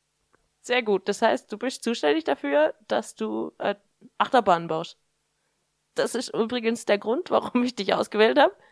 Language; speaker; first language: German; native; German